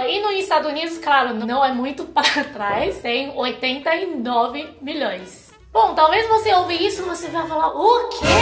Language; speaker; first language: Portuguese; non-native, fluent; Chinese